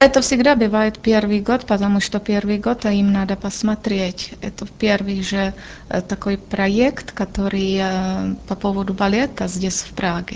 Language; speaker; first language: Russian; non-native, fluent; Czech